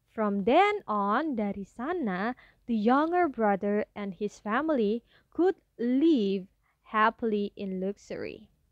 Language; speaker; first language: English; non-native, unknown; Indonesian